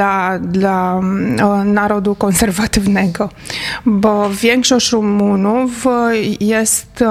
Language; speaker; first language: Polish; non-native, fluent; Romanian